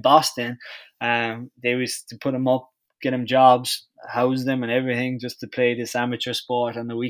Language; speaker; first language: English; native; English